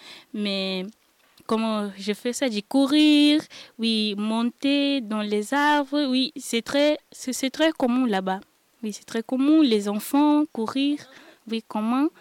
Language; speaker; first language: French; non-native, learner; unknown